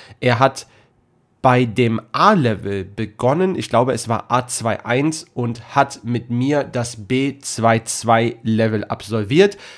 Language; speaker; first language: German; native; German